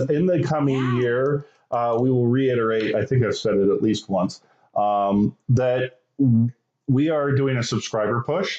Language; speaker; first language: English; native; English